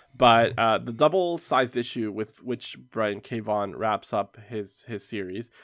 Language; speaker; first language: English; early bilingual, other home language; Spanish